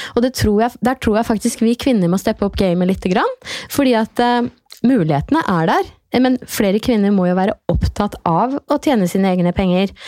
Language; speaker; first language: Norwegian; native; Norwegian